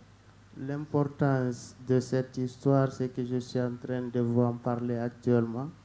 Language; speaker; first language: French; non-native, learner; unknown